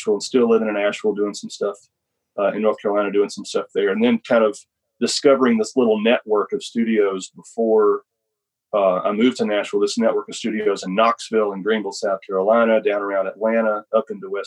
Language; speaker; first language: English; native; English